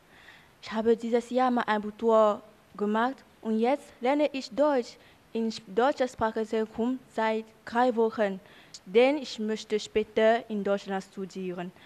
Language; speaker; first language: German; non-native, learner; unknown